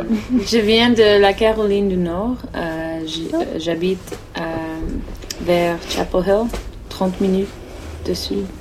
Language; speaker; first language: French; non-native, learner; English